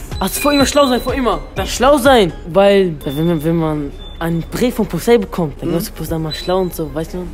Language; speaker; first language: German; non-native, learner; Arabic